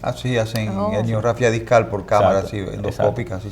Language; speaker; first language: Spanish; native; Spanish